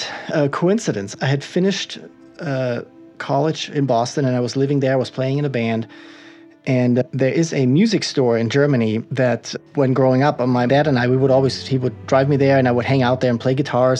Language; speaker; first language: English; non-native, fluent; German